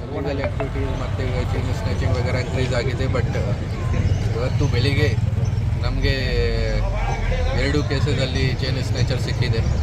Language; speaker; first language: Kannada; non-native, fluent; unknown